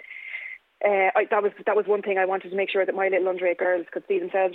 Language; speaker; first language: English; native; English